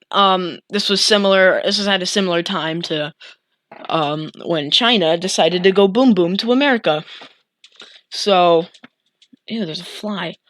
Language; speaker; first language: English; native; English